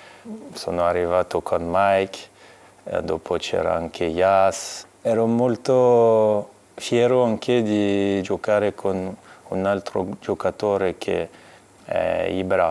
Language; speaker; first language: Italian; non-native, fluent; French